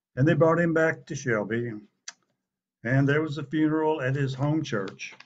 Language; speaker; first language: English; native; English